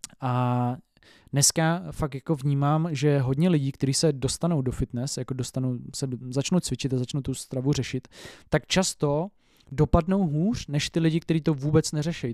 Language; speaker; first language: Czech; native; Czech